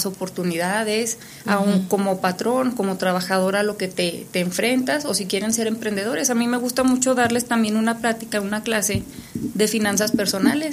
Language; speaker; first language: Spanish; native; Spanish